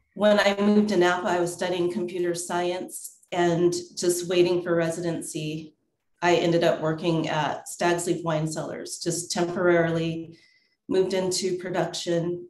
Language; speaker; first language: English; native; English